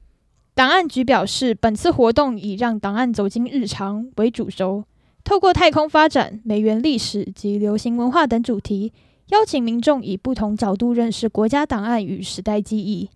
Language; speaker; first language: Chinese; native; Chinese